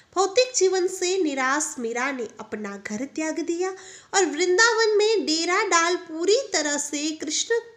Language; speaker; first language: Hindi; non-native, local second language; Gujarati